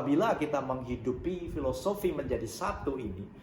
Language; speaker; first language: Indonesian; native; Indonesian